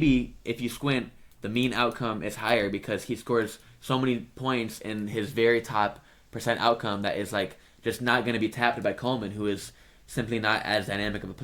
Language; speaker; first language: English; native; English